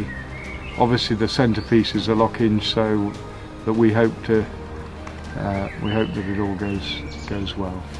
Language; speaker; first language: English; native; English